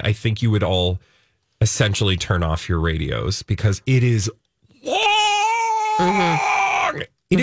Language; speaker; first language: English; native; English